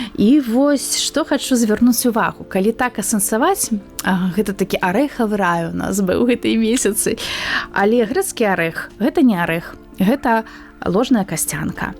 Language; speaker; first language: Belarusian; native; Belarusian